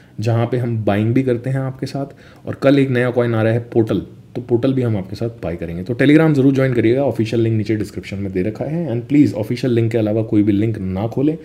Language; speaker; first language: Hindi; native; Hindi